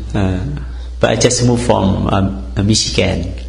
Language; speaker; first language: English; non-native, learner; Thai